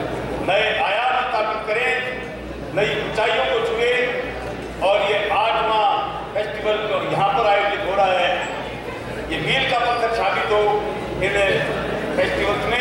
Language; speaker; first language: Hindi; native; Hindi